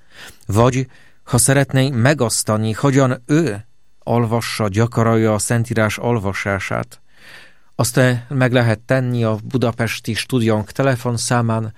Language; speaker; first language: Hungarian; non-native, fluent; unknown